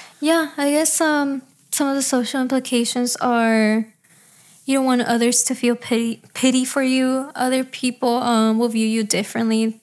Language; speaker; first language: English; early bilingual, other home language; Spanish